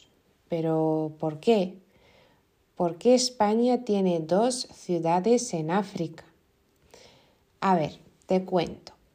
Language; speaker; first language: Spanish; non-native, fluent; Lithuanian